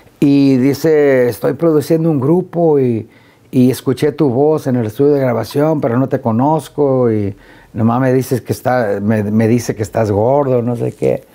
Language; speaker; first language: Spanish; early bilingual, heritage; Spanish